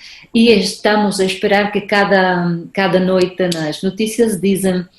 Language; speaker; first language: Portuguese; non-native, fluent; Spanish